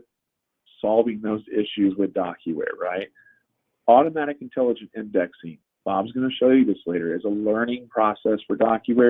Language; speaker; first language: English; native; English